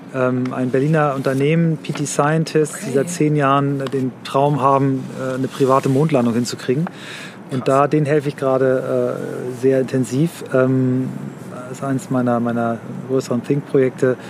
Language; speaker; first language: German; native; German